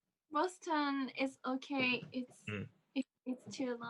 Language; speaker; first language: English; non-native, learner; Japanese